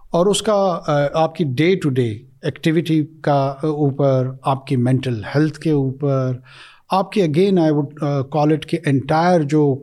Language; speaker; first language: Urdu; non-native, local second language; Pashto